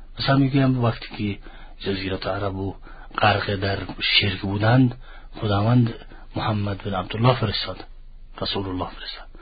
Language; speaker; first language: Persian; non-native, fluent; Arabic